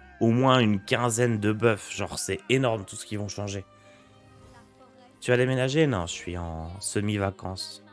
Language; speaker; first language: French; native; French